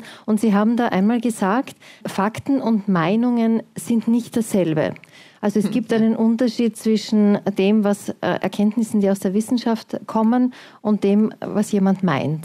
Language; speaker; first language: German; native; German